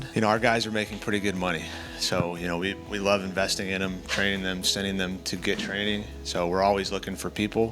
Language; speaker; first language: English; native; English